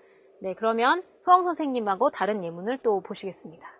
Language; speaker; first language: Korean; native; Korean